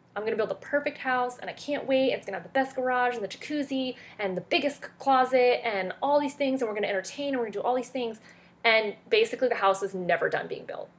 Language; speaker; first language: English; early bilingual, other home language; French